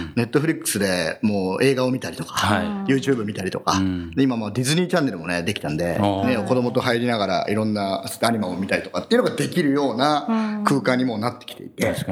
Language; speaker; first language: Japanese; native; Japanese